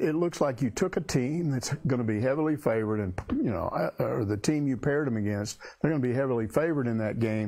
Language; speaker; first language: English; native; English